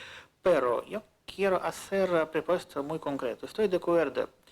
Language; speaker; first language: Spanish; non-native, fluent; Russian